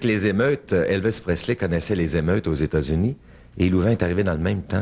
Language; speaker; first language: French; native; French